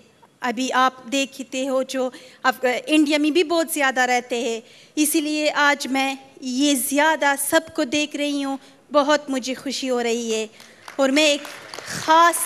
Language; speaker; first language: Hindi; non-native, learner; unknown